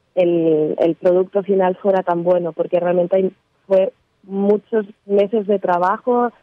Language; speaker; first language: Spanish; native; Spanish